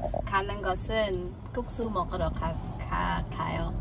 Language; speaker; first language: Korean; non-native, learner; Khmer